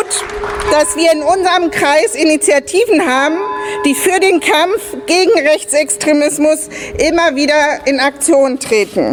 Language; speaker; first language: German; native; German